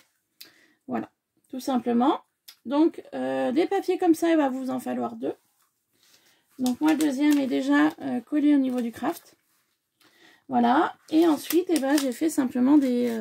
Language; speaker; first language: French; native; French